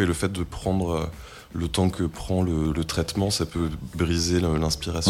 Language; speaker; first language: French; native; French